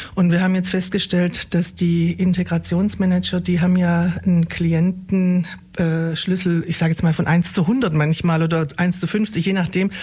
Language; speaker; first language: German; native; German